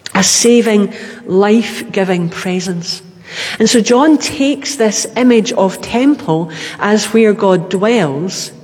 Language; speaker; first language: English; native; English